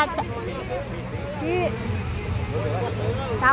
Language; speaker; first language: Spanish; non-native, learner; Filipino